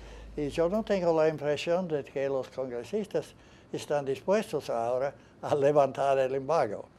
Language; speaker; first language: Spanish; non-native, fluent; English